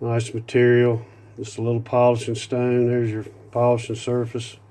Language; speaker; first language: English; native; English